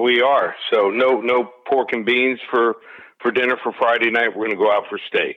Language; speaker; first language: English; native; English